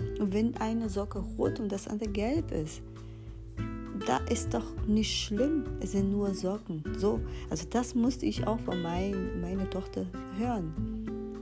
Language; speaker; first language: German; non-native, fluent; Portuguese